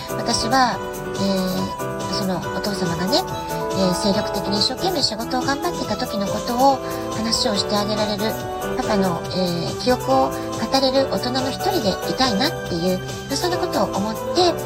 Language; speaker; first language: Japanese; native; Japanese